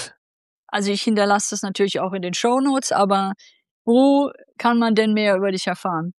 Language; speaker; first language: German; native; German